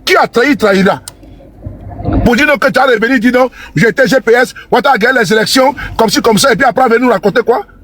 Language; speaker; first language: French; native; French